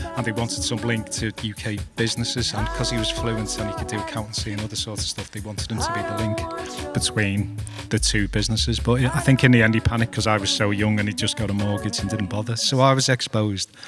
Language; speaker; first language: English; native; English